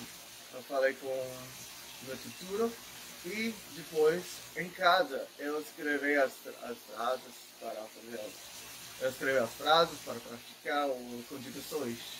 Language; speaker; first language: Portuguese; non-native, learner; English